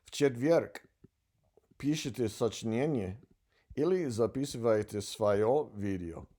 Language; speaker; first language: Russian; non-native, learner; English